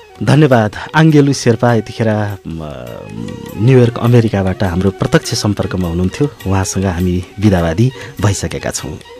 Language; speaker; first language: Nepali; native; Nepali